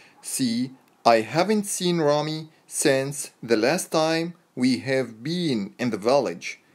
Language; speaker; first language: English; non-native, fluent; Arabic